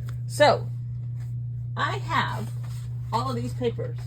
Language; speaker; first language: English; native; English